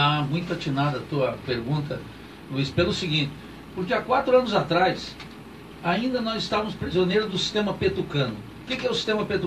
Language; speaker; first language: Portuguese; native; Portuguese